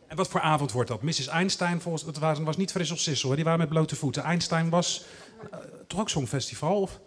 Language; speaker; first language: Dutch; native; Dutch